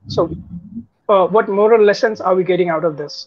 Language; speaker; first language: English; non-native, fluent; Slovak